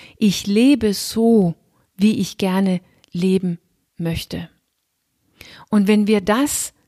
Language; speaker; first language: German; non-native, fluent; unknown